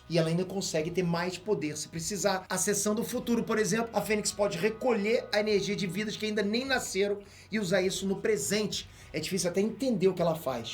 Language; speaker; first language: Portuguese; native; Portuguese